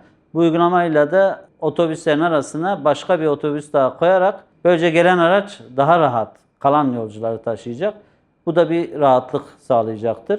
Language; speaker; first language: Turkish; native; Turkish